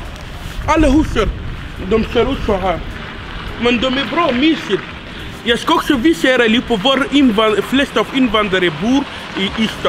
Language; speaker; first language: Swedish; non-native, fluent; Arabic